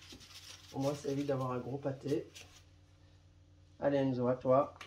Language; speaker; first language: French; native; French